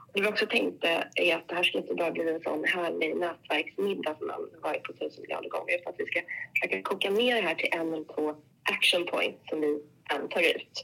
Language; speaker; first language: Swedish; native; Swedish